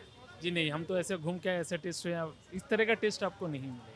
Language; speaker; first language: Hindi; native; Hindi